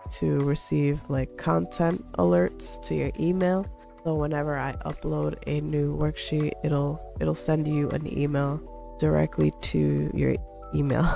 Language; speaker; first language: English; native; English